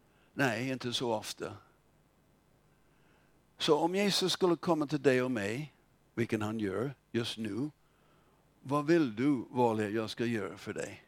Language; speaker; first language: Swedish; non-native, fluent; English